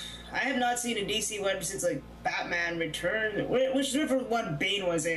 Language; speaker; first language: English; native; English